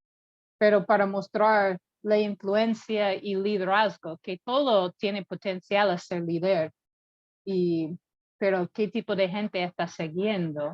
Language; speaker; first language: Spanish; non-native, learner; English